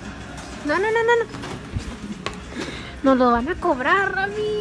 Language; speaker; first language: Spanish; native; Spanish